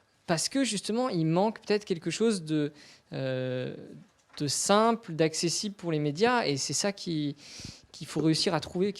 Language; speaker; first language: French; native; French